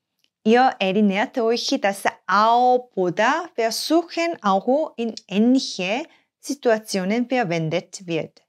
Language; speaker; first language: German; non-native, fluent; Korean